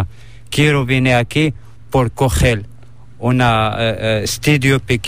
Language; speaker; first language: Spanish; non-native, learner; Arabic